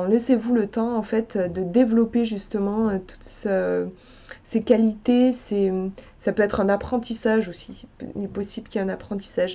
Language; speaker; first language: French; native; French